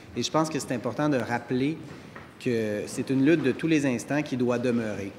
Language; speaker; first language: French; native; French